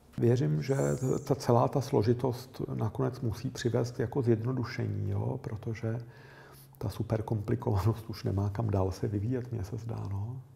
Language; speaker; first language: Czech; native; Czech